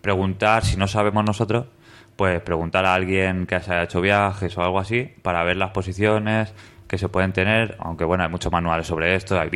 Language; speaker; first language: Spanish; native; Spanish